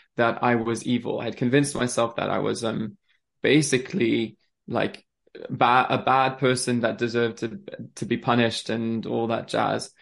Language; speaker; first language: English; early bilingual, other home language; French